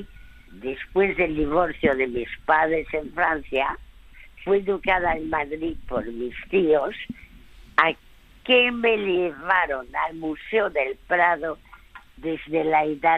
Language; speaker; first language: Spanish; early bilingual, other home language; French